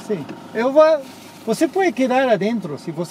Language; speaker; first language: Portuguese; non-native, learner; English